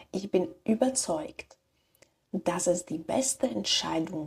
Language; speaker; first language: German; non-native, fluent; Slovak